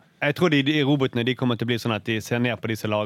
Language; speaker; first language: Norwegian; native; Norwegian